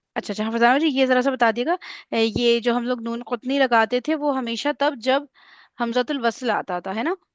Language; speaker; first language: Urdu; native; Urdu